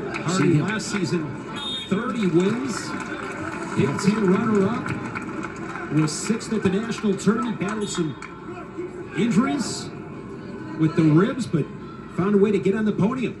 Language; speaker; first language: English; native; English